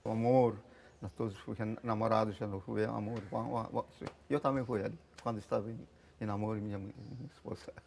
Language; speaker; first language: Portuguese; non-native, local second language; Konkani